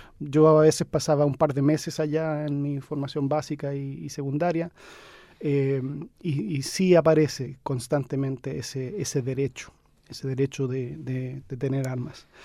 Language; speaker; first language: Spanish; early bilingual, other home language; English